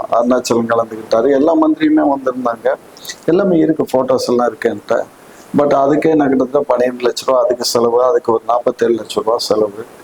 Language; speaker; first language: Tamil; non-native, local second language; Telugu